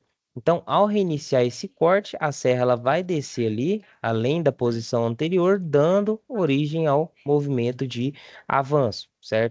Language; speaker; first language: Portuguese; native; Portuguese